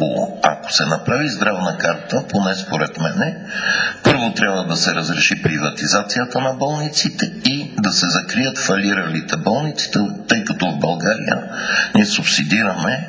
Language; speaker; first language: Bulgarian; native; Bulgarian